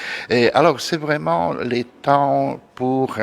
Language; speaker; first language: French; non-native, fluent; Polish